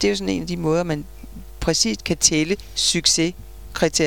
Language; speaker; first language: Danish; native; Danish